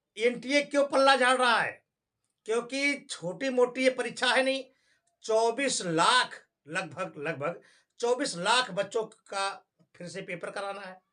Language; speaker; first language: Hindi; native; Hindi